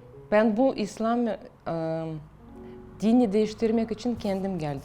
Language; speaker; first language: Turkish; non-native, fluent; Russian